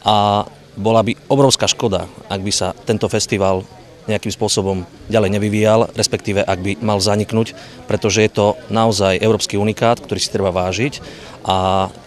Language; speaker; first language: Slovak; native; Slovak